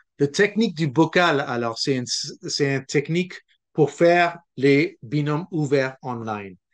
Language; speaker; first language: French; non-native, local second language; English